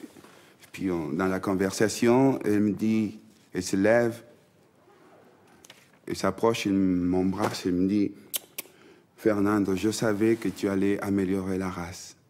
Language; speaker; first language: French; non-native, fluent; Spanish